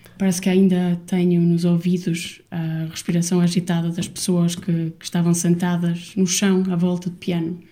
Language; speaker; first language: Portuguese; non-native, fluent; Albanian